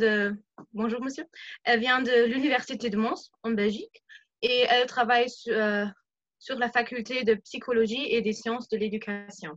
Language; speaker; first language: French; non-native, fluent; German